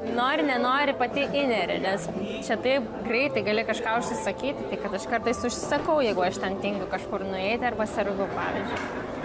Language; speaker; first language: Lithuanian; native; Lithuanian